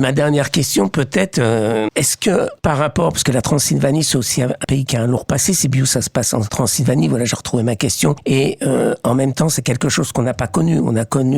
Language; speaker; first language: French; native; French